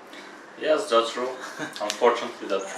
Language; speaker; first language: English; non-native, fluent; Russian